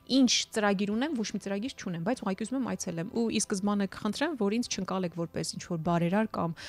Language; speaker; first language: Armenian; native; Armenian